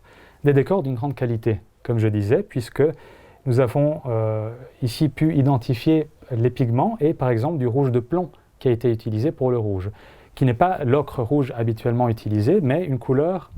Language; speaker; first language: French; non-native, fluent; Italian